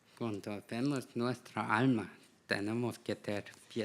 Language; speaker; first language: Spanish; non-native, learner; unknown